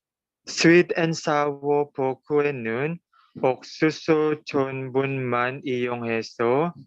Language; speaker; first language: Korean; non-native, learner; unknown